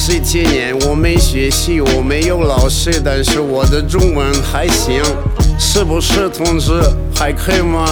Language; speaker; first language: Chinese; non-native, learner; Russian